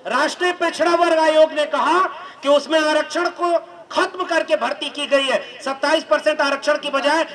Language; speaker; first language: Hindi; native; Hindi